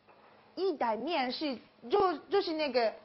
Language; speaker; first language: Chinese; non-native, learner; Japanese